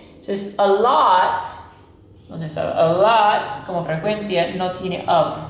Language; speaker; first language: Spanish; non-native, fluent; English